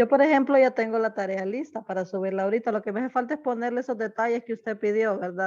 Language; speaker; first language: Spanish; native; Spanish